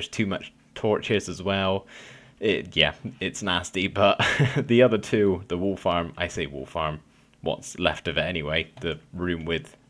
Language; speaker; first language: English; native; English